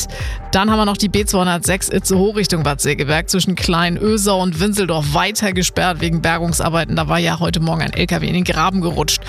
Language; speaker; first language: German; native; German